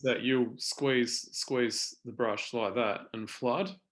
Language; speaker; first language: English; native; English